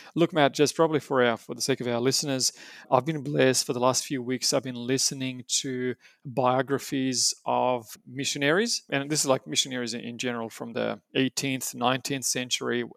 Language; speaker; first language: English; non-native, fluent; Romanian